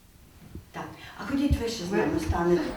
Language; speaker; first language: Ukrainian; native; Ukrainian